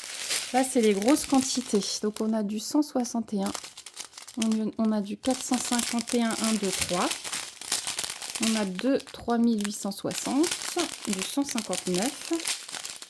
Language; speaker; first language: French; native; French